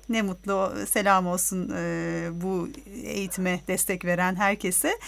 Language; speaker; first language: Turkish; native; Turkish